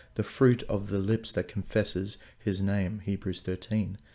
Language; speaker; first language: English; non-native, local second language; Afrikaans